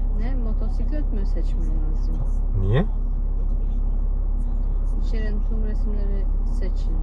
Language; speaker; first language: Turkish; non-native, learner; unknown